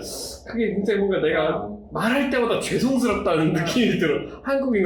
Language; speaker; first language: Korean; native; Korean